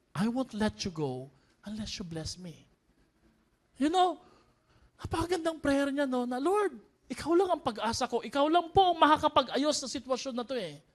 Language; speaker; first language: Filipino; native; Filipino